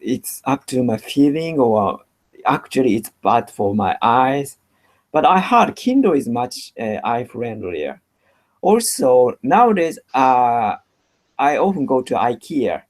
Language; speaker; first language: English; non-native, learner; Japanese